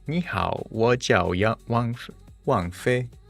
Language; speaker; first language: Chinese; non-native, learner; English